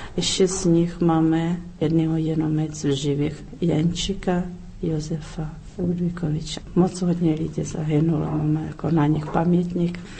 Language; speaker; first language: Czech; early bilingual, heritage; Czech